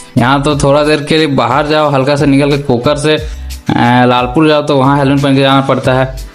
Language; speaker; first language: Hindi; native; Hindi